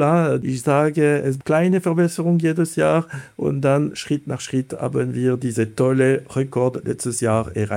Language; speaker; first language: German; non-native, fluent; Italian